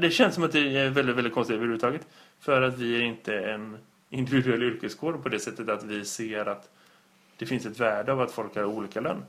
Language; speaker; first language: Swedish; native; Swedish